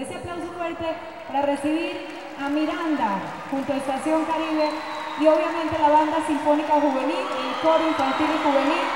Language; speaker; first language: Spanish; native; Spanish